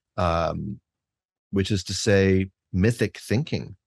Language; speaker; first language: English; native; English